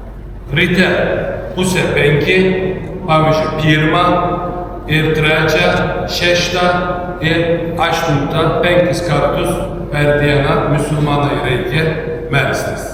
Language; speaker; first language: Lithuanian; non-native, learner; Turkish